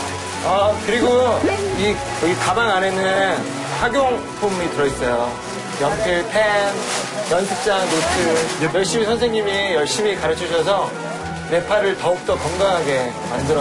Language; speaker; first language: Korean; non-native, fluent; Chinese